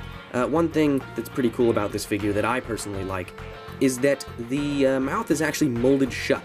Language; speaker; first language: English; native; English